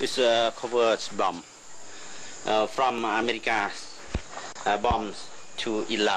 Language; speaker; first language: English; non-native, learner; Lao